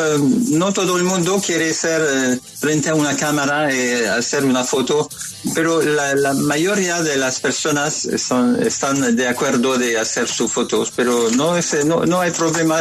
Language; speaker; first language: Spanish; non-native, learner; French